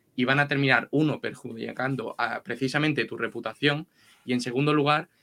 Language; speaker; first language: Spanish; native; Spanish